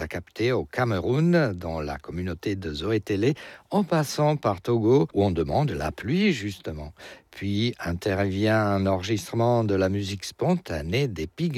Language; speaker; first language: French; non-native, fluent; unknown